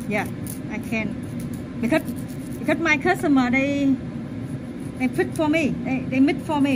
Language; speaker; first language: English; non-native, learner; Vietnamese